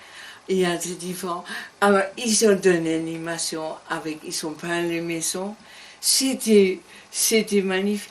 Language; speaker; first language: French; non-native, learner; German